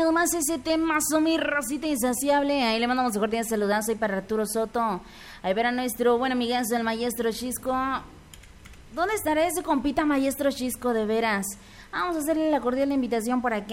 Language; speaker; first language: Spanish; native; Spanish